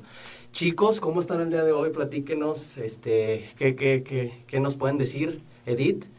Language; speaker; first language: Spanish; native; Spanish